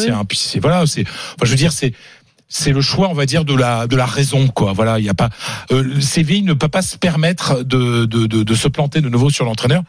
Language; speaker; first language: French; native; French